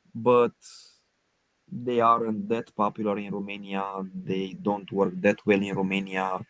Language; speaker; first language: English; non-native, fluent; Romanian